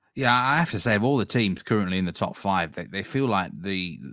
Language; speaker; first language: English; native; English